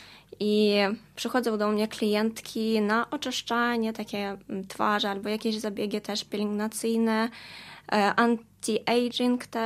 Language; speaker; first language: Polish; non-native, fluent; Russian